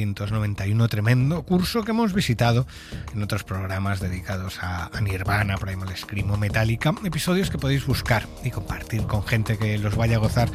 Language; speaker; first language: Spanish; native; Spanish